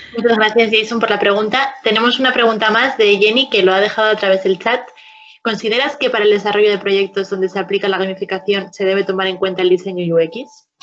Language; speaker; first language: Spanish; native; Spanish